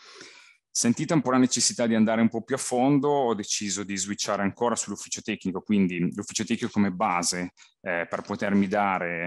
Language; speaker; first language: Italian; native; Italian